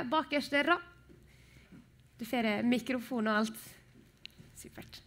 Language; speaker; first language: Norwegian; native; Norwegian